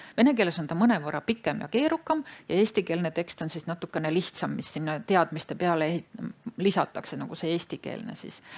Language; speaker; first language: Estonian; native; Estonian